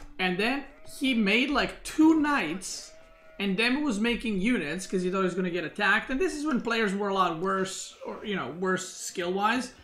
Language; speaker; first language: English; non-native, fluent; Serbian